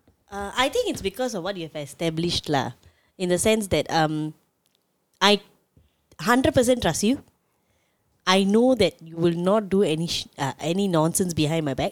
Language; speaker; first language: English; non-native, local second language; Tamil